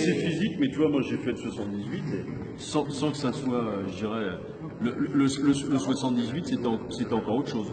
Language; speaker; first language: French; native; French